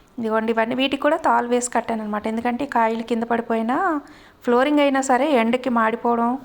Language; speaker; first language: Telugu; native; Telugu